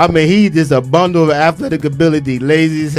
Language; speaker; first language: English; native; English